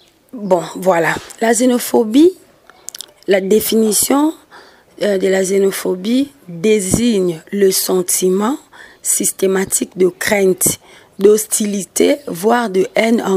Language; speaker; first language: French; non-native, local second language; Lingala